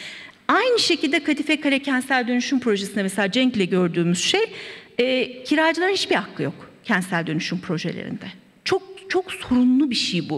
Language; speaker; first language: Turkish; native; Turkish